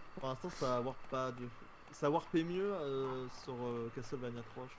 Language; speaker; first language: French; native; French